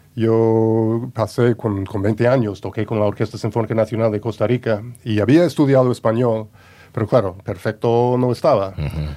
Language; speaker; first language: Spanish; non-native, fluent; English